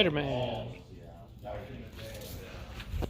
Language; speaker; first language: English; native; English